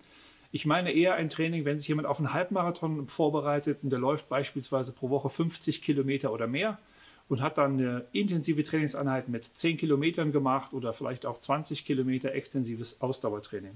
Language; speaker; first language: German; native; German